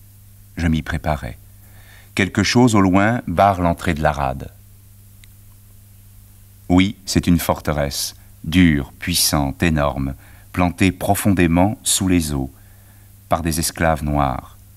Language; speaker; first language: French; native; French